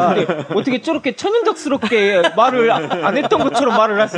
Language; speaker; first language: Korean; native; Korean